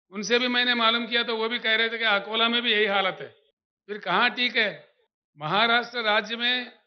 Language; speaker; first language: Hindi; non-native, local second language; Telugu